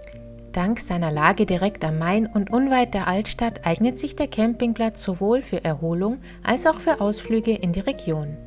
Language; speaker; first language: German; native; German